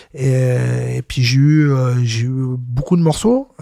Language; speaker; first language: French; native; French